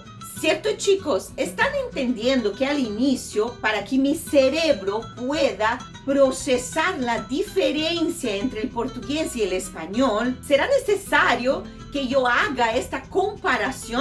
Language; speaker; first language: Spanish; non-native, fluent; Portuguese